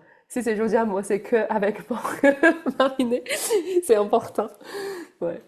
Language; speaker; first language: French; non-native, fluent; Chinese